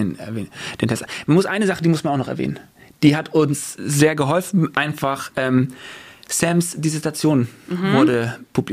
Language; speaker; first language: German; native; German